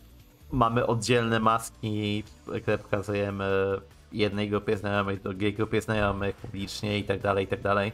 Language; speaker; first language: Polish; native; Polish